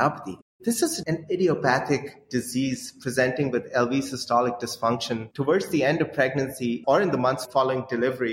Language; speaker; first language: English; non-native, local second language; Hindi